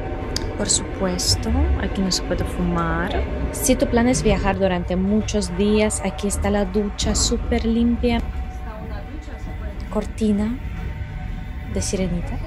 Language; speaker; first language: Spanish; non-native, fluent; Russian